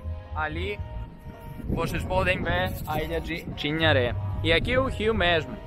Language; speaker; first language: Portuguese; non-native, fluent; Greek